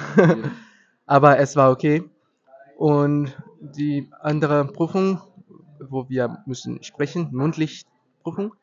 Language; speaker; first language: German; non-native, learner; Portuguese